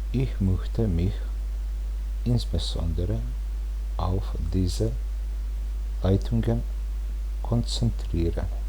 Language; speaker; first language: German; non-native, fluent; Serbian